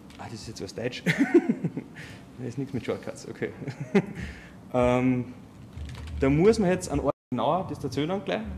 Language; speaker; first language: German; native; German